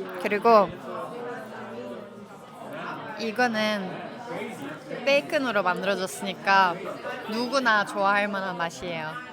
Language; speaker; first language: Korean; non-native, fluent; Norwegian